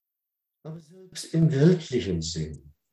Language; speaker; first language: German; non-native, learner; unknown